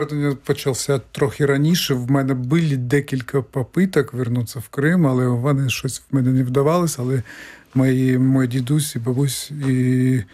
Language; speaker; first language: Ukrainian; non-native, fluent; Crimean Tatar